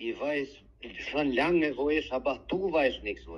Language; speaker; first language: German; non-native, learner; Albanian